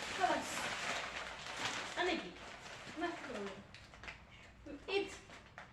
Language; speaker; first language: Arabic; non-native, learner; Oromo